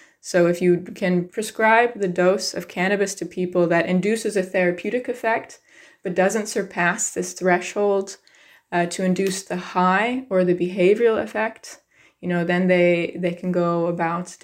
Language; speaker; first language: English; native; English